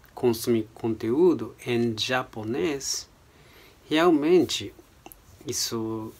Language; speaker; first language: Portuguese; non-native, fluent; Japanese